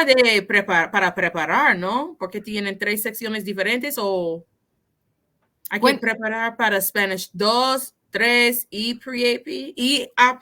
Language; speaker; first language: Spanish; non-native, fluent; English